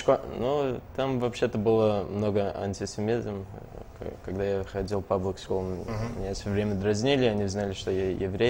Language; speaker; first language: Russian; early bilingual, heritage; Russian